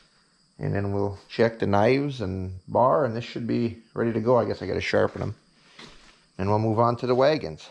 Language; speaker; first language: English; native; English